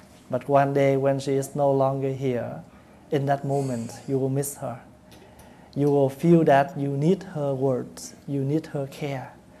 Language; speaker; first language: English; non-native, fluent; Vietnamese